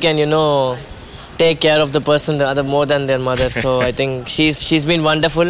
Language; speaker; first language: English; non-native, local second language; Tamil